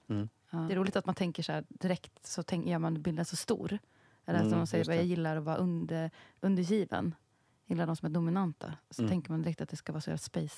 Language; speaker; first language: Swedish; native; Swedish